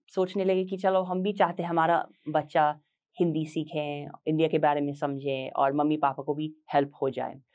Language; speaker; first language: Hindi; non-native, fluent; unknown